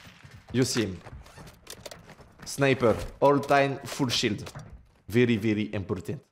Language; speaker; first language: English; non-native, learner; French